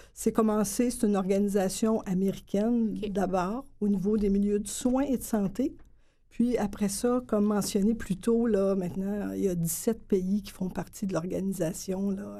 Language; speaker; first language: French; native; French